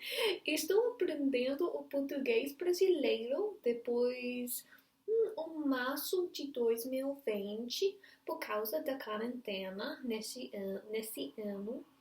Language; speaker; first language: Portuguese; non-native, learner; English